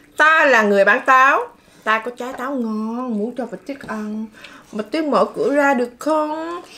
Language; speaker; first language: Vietnamese; native; Vietnamese